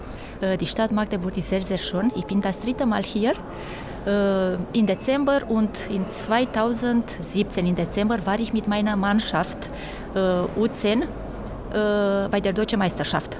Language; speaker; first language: German; non-native, fluent; Romanian